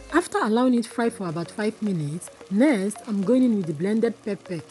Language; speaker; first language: English; non-native, local second language; Igbo